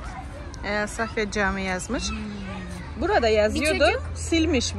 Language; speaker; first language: Turkish; non-native, learner; Tajik